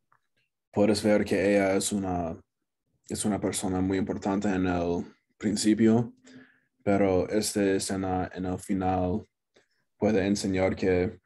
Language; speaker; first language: Spanish; non-native, learner; English